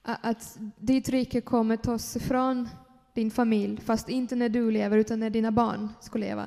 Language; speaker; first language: Swedish; non-native, fluent; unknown